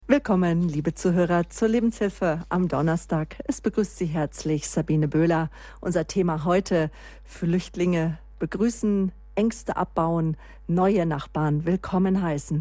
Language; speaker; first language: German; native; German